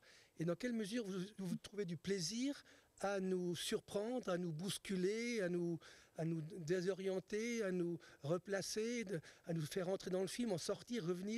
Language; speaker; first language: French; native; French